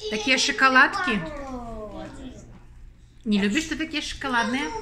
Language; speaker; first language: Russian; native; Russian